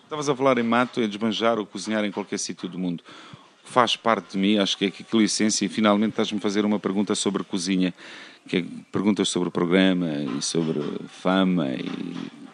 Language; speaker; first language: Portuguese; non-native, fluent; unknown